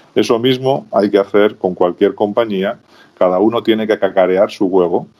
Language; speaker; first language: Spanish; native; Spanish